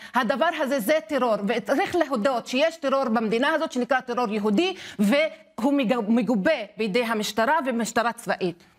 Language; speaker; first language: Hebrew; non-native, local second language; Arabic